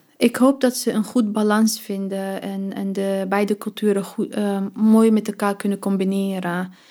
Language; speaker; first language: Dutch; early bilingual, other home language; Arabic